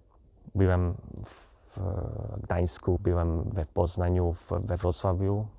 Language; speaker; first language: Polish; non-native, fluent; Hungarian